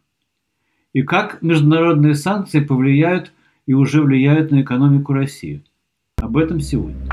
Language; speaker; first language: Russian; native; Russian